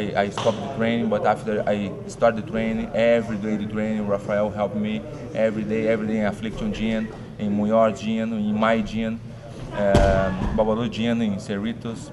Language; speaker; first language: English; non-native, learner; Portuguese